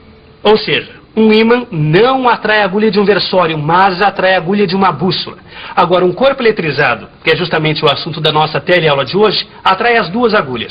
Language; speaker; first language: Portuguese; native; Portuguese